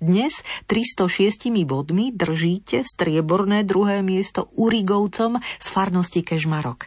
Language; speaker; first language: Slovak; native; Slovak